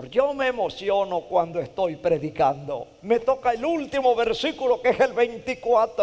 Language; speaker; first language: Spanish; native; Spanish